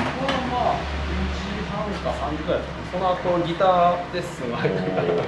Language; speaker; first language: Japanese; native; Japanese